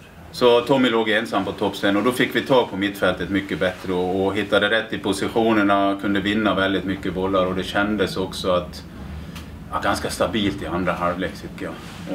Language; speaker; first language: Swedish; native; Swedish